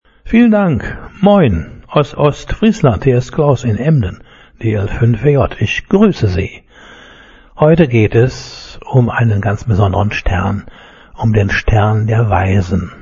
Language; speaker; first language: German; native; German